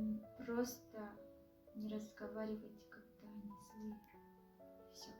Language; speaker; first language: Russian; non-native, local second language; Kazakh